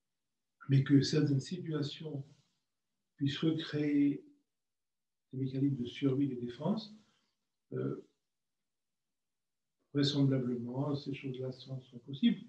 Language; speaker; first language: French; native; French